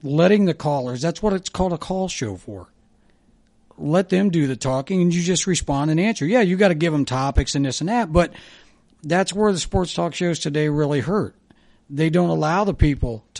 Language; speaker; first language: English; native; English